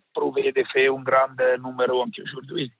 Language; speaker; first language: French; non-native, learner; Italian